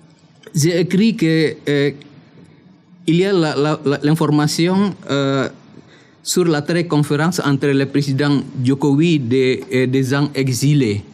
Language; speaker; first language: French; non-native, fluent; Indonesian